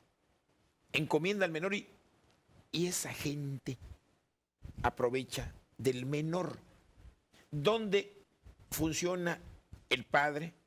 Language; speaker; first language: Spanish; native; Spanish